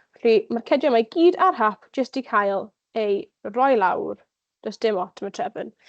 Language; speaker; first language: Welsh; native; Welsh